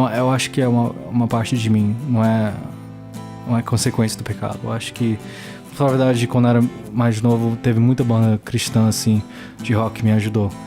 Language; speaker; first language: Portuguese; early bilingual, heritage; English